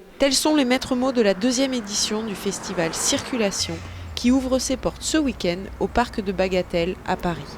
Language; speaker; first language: French; native; French